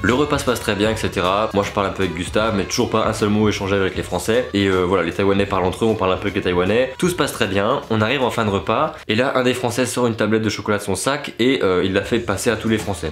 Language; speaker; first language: French; native; French